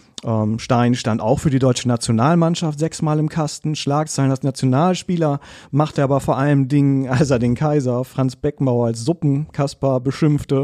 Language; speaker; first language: German; native; German